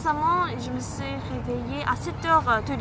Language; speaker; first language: French; non-native, fluent; Japanese